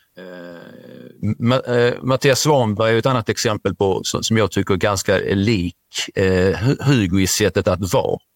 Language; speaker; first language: Swedish; native; Swedish